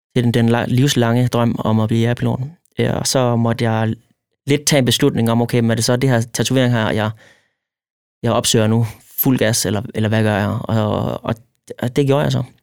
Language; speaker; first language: Danish; native; Danish